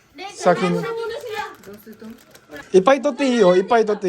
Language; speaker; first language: Japanese; non-native, learner; Filipino